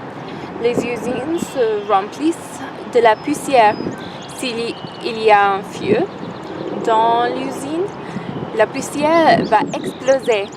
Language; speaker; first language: French; non-native, learner; English